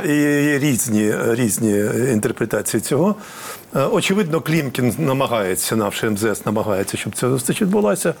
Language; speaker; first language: Ukrainian; native; Ukrainian